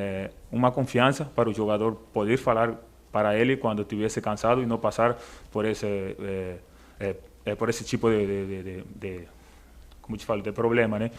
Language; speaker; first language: Portuguese; non-native, fluent; Spanish